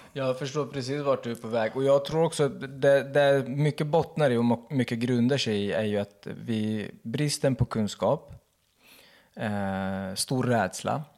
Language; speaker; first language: Swedish; early bilingual, other home language; Kurdish